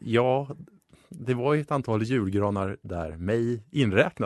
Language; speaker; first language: Swedish; native; Swedish